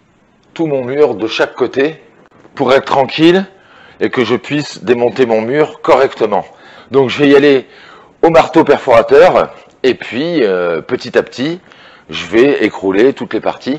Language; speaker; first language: French; native; French